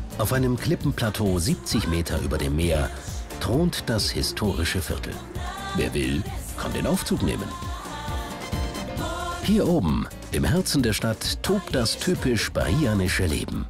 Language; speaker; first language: German; native; German